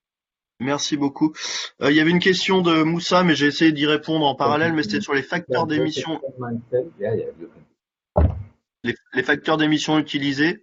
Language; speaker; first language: French; native; French